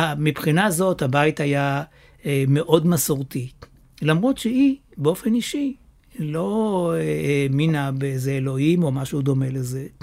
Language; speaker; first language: Hebrew; native; Hebrew